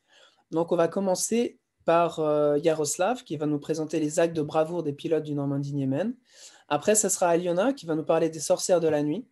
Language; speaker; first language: French; native; French